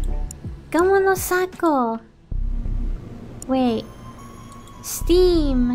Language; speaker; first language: Spanish; early bilingual, heritage; Spanish